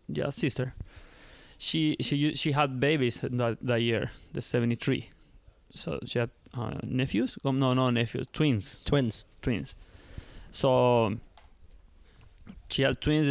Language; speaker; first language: English; non-native, learner; Spanish